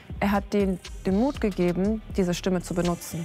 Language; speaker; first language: German; early bilingual, other home language; Kurdish